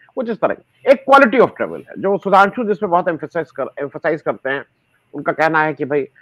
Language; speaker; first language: Hindi; native; Hindi